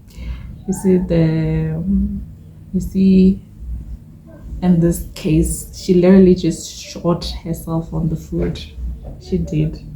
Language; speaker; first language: English; non-native, local second language; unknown